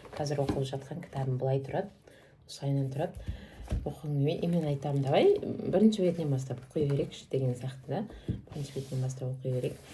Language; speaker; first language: Kazakh; non-native, local second language; Russian